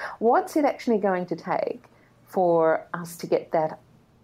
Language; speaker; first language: English; native; English